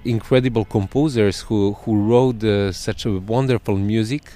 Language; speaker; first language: English; non-native, fluent; Serbian